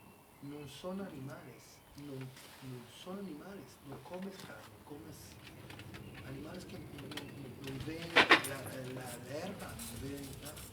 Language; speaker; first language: Spanish; non-native, learner; Italian